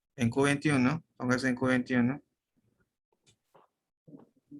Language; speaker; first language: Spanish; native; Spanish